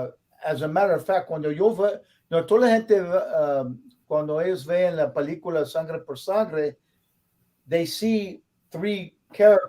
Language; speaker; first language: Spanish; non-native, learner; English